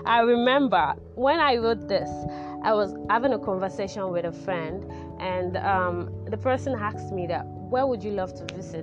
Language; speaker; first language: English; non-native, local second language; Yoruba